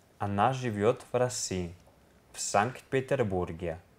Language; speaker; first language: Russian; non-native, learner; Italian